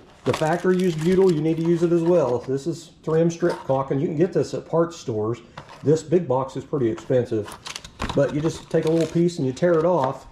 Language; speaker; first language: English; native; English